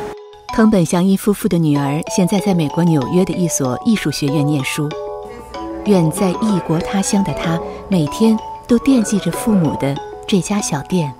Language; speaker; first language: Chinese; native; Chinese